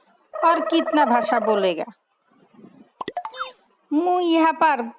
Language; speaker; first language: Hindi; non-native, learner; Bangla